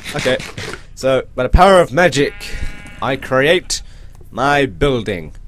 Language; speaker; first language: English; native; English